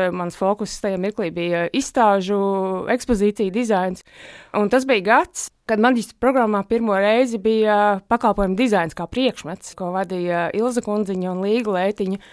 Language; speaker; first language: Latvian; native; Latvian